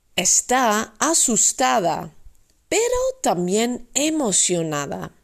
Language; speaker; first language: Spanish; non-native, fluent; Dutch